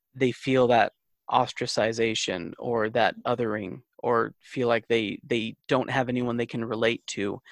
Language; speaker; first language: English; native; English